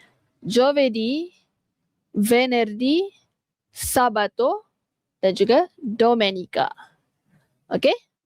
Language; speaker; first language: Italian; non-native, fluent; Malay